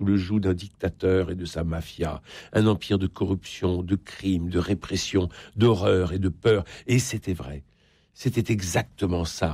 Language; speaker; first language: French; native; French